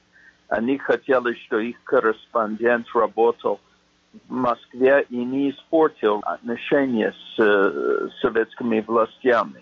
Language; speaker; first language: Russian; non-native, fluent; English